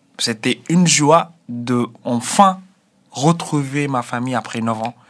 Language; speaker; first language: French; non-native, fluent; Arabic